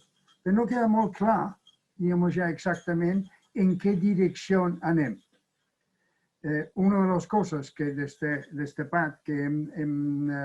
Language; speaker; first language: Catalan; non-native, fluent; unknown